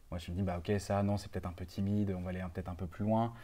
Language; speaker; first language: French; native; French